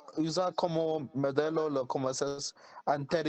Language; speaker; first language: Spanish; non-native, learner; English